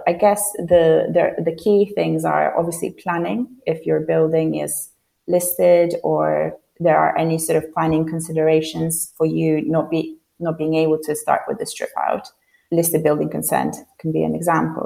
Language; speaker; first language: English; non-native, fluent; Polish